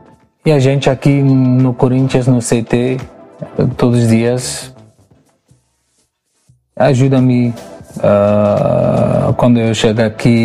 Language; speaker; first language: Portuguese; non-native, learner; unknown